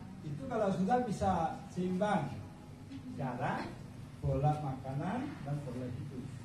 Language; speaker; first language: Indonesian; non-native, fluent; Bangla